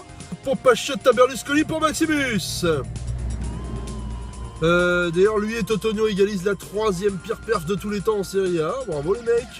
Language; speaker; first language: French; native; French